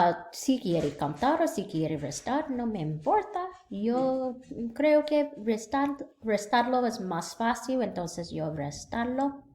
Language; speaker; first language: Spanish; non-native, learner; English